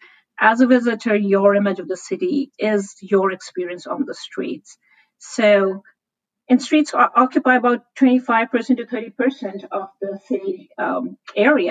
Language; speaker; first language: English; non-native, local second language; Hindi